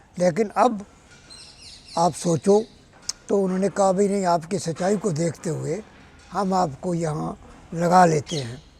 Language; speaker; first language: Urdu; non-native, local second language; Punjabi